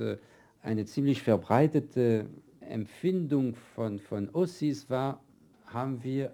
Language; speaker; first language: German; non-native, fluent; French